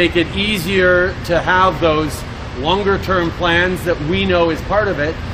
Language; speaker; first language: English; early bilingual, other home language; French